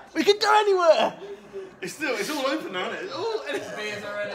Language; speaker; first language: English; native; English